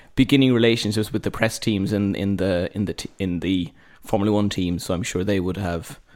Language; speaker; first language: English; native; English